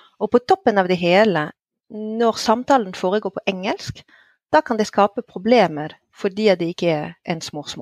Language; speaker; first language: Norwegian; non-native, fluent; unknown